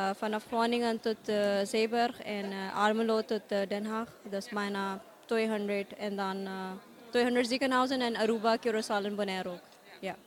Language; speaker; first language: Dutch; non-native, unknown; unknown